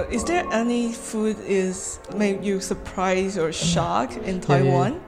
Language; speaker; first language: English; non-native, learner; Chinese